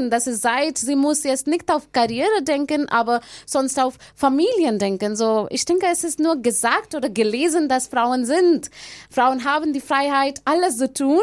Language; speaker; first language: German; non-native, learner; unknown